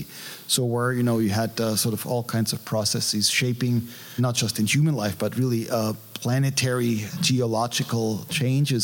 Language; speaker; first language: English; non-native, fluent; German